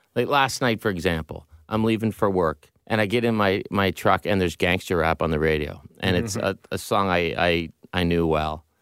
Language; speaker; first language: English; native; English